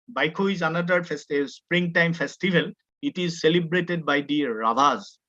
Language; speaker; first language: English; non-native, local second language; Assamese